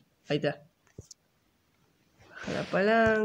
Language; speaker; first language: Spanish; native; Spanish